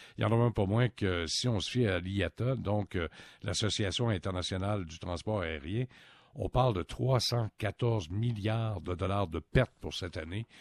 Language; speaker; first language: French; native; French